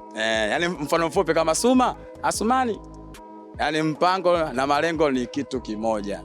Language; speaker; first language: Swahili; native; Swahili